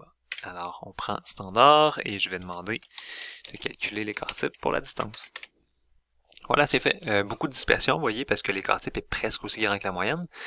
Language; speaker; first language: French; native; French